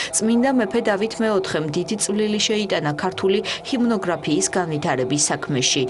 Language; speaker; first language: Georgian; native; Georgian